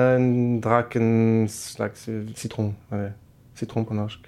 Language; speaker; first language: Norwegian; non-native, fluent; French